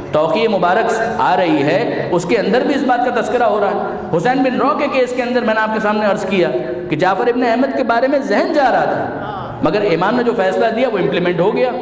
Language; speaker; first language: Urdu; non-native, local second language; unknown